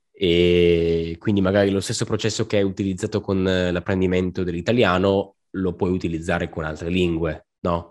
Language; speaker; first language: Italian; native; Italian